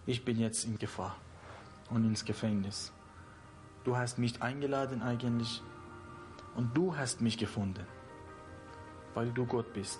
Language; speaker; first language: German; non-native, learner; Persian